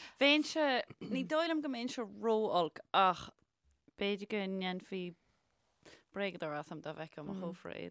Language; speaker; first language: Irish; native; Irish